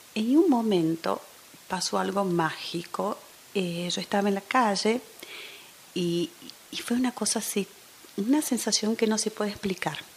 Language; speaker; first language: Spanish; non-native, fluent; Portuguese